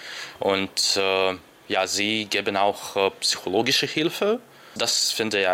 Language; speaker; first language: German; non-native, learner; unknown